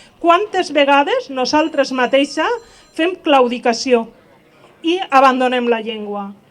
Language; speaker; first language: Catalan; native; Catalan